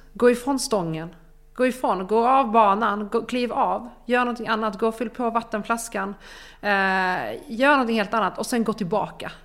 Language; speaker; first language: Swedish; native; Swedish